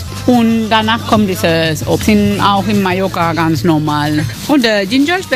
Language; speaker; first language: German; non-native, learner; Catalan